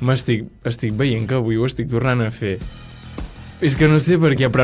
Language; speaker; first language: Catalan; native; Catalan